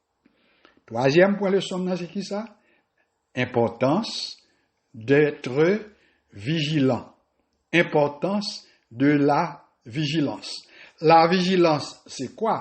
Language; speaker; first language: French; non-native, local second language; Haitian Creole